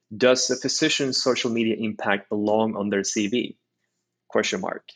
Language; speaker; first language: English; non-native, fluent; Norwegian